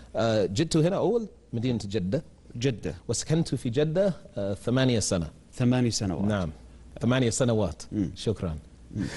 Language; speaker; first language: Arabic; non-native, learner; English